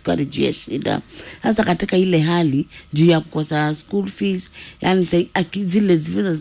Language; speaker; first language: Swahili; non-native, local second language; Kamba